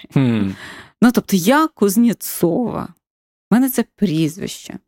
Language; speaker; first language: Ukrainian; native; Ukrainian